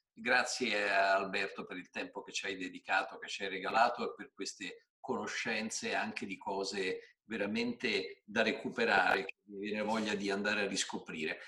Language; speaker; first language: Italian; native; Italian